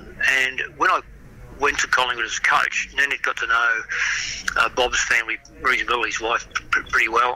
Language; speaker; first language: English; native; English